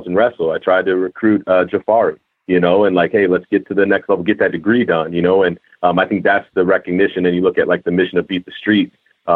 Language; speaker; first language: English; native; English